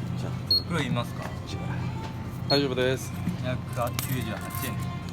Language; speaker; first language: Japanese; non-native, learner; Korean